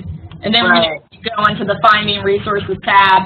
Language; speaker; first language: English; native; English